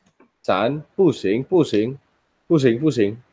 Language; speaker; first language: Chinese; non-native, learner; Indonesian